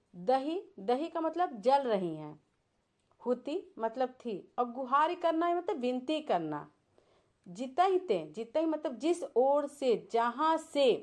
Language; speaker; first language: Hindi; native; Hindi